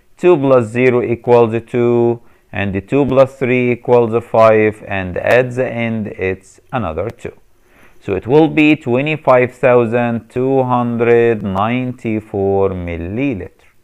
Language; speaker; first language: English; non-native, fluent; Arabic